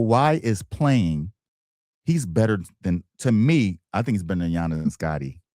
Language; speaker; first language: English; native; English